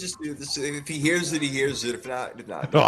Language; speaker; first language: English; native; English